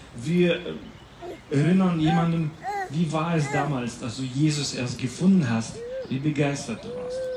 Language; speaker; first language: German; non-native, fluent; Latvian